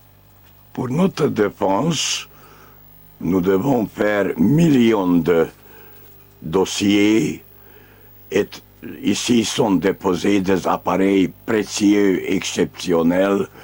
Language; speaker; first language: French; non-native, learner; Romanian